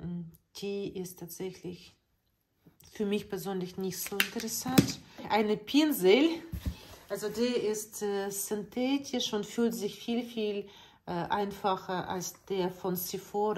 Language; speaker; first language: German; non-native, learner; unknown